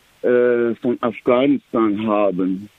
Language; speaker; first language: German; non-native, learner; Persian